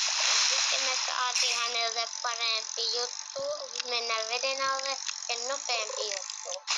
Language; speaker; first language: Finnish; early bilingual, other home language; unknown